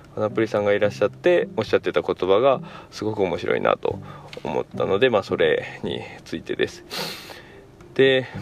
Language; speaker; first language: Japanese; native; Japanese